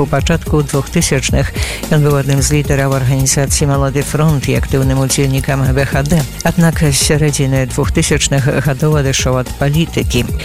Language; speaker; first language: Belarusian; native; Belarusian